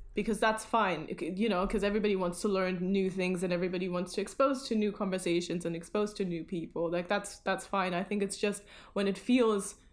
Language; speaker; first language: English; early bilingual, other home language; German